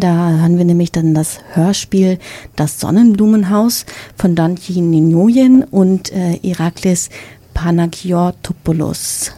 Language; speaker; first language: German; native; German